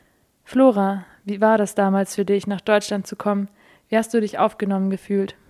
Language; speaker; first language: German; native; German